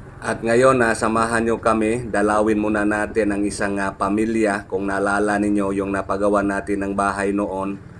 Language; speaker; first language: Filipino; non-native, local second language; Cebuano